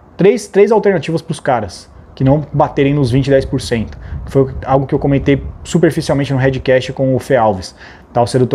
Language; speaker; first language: Portuguese; native; Portuguese